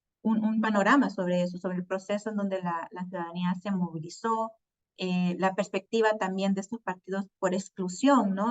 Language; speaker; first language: Spanish; native; Spanish